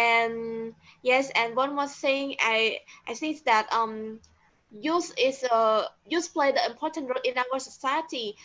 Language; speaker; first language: English; non-native, learner; Khmer